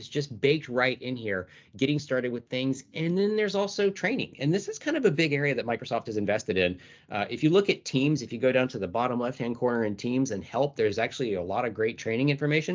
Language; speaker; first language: English; native; English